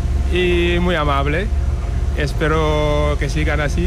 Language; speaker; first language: Spanish; non-native, learner; Wolof